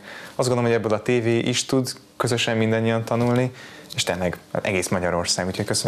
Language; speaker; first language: Hungarian; native; Hungarian